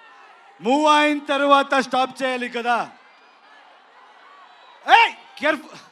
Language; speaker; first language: Telugu; non-native, learner; Kannada